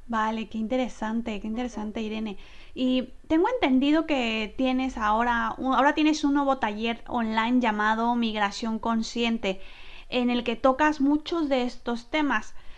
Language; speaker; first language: Spanish; native; Spanish